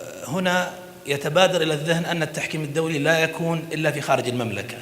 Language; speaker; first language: Arabic; native; Arabic